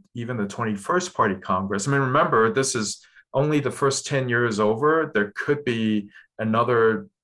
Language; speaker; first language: English; non-native, local second language; Cantonese